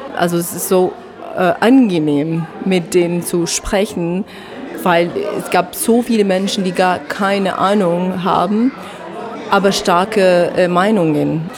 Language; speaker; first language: German; non-native, fluent; Arabic